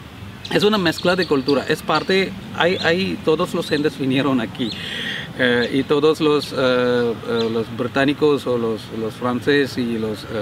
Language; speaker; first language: Spanish; non-native, learner; Malayalam